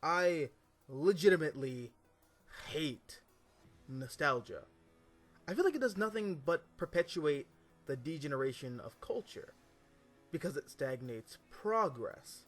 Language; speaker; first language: English; native; English